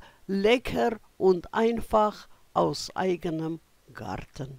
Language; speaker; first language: German; non-native, fluent; Russian